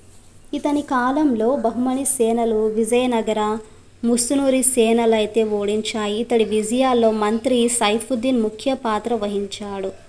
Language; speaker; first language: Telugu; native; Telugu